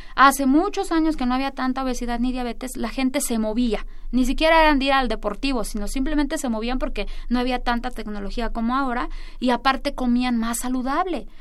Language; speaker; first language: Spanish; native; Spanish